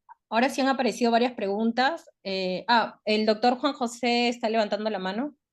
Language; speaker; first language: Spanish; native; Spanish